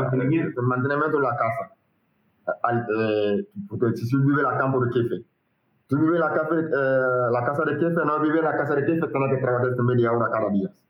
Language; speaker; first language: Spanish; non-native, learner; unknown